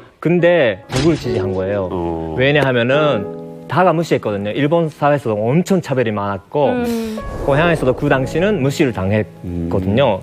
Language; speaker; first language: Korean; early bilingual, heritage; Korean